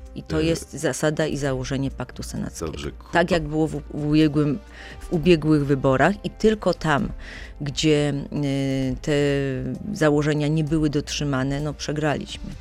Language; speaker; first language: Polish; native; Polish